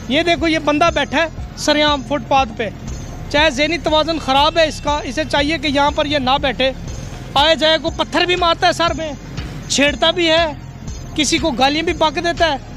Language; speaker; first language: Urdu; non-native, local second language; Punjabi